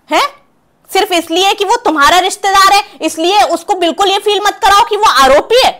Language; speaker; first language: Hindi; native; Hindi